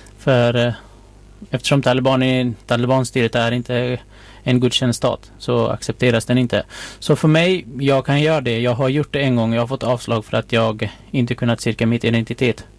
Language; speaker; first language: Swedish; non-native, fluent; Persian